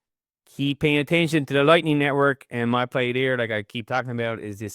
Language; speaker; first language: English; native; English